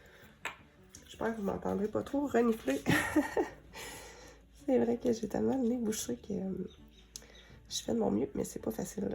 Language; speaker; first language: French; native; French